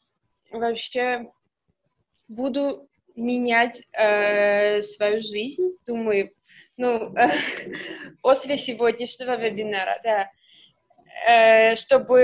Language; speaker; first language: Russian; non-native, fluent; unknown